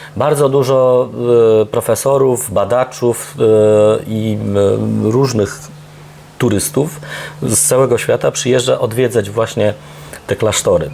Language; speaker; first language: Polish; early bilingual, heritage; Polish